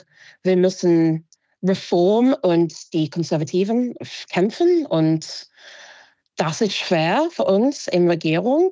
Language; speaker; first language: German; non-native, fluent; English